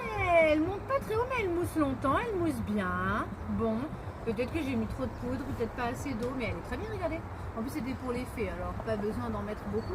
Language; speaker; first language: French; native; French